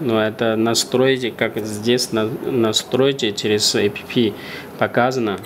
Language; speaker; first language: Russian; non-native, learner; Chinese